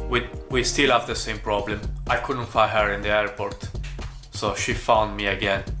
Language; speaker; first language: English; non-native, fluent; Italian